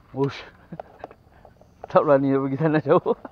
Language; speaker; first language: Malay; native; Malay